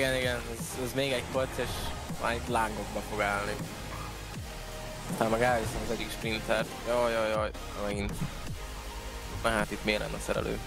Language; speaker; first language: Hungarian; native; Hungarian